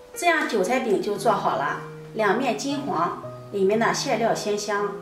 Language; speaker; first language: Chinese; native; Chinese